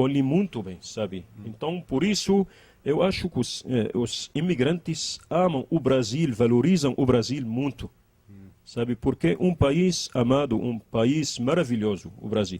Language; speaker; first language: Portuguese; non-native, learner; Arabic